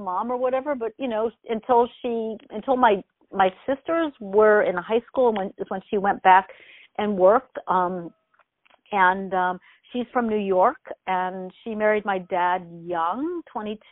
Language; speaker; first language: English; native; English